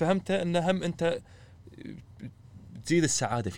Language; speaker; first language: Arabic; native; Arabic